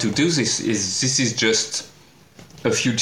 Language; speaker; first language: English; non-native, fluent; French